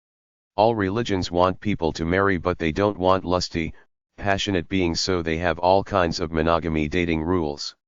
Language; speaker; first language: English; native; English